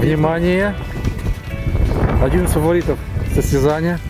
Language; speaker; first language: Russian; native; Russian